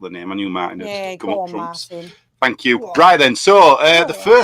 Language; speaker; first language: English; native; English